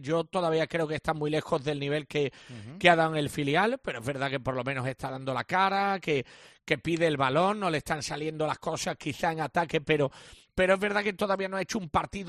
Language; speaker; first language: Spanish; native; Spanish